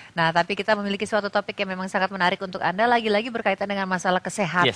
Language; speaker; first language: Indonesian; native; Indonesian